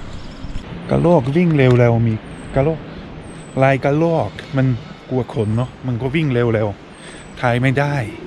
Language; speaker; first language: Thai; non-native, learner; Swiss German